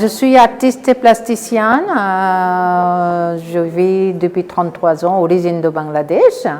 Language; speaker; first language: French; non-native, learner; Bangla